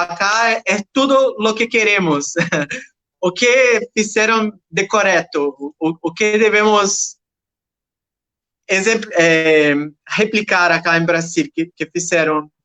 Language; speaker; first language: Spanish; non-native, learner; Portuguese